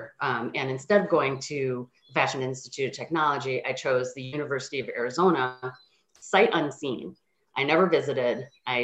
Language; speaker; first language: English; native; English